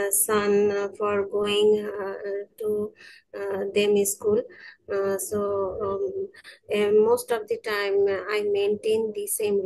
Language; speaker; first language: English; non-native, learner; Bangla